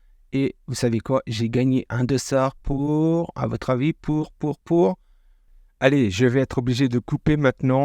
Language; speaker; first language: French; native; French